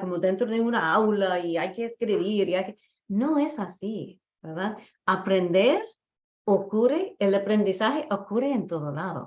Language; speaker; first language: Spanish; non-native, fluent; English